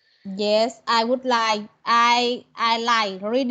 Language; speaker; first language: English; non-native, learner; Vietnamese